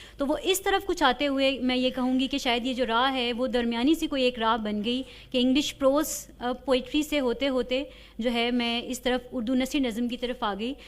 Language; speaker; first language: Urdu; native; Urdu